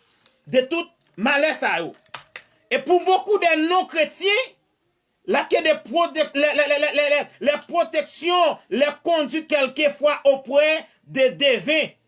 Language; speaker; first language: French; non-native, learner; Haitian Creole